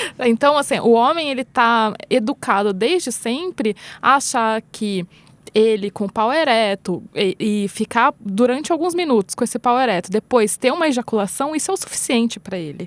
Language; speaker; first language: Portuguese; native; Portuguese